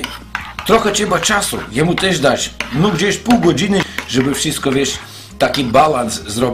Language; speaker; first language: Polish; non-native, fluent; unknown